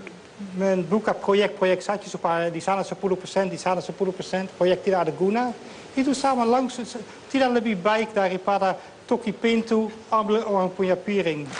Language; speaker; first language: Indonesian; non-native, fluent; Dutch